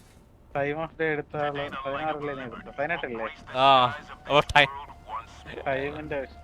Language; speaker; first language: Malayalam; native; Malayalam